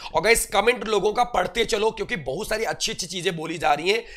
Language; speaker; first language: Hindi; native; Hindi